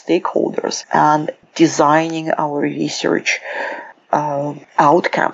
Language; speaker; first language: English; non-native, fluent; Russian